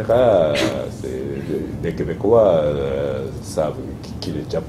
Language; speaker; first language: French; non-native, fluent; Japanese